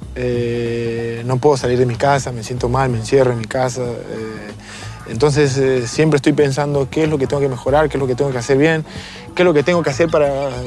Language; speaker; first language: Spanish; native; Spanish